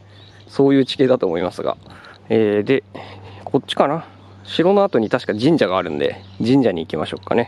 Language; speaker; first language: Japanese; native; Japanese